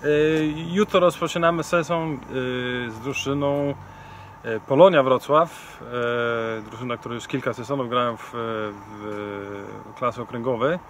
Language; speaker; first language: Polish; non-native, fluent; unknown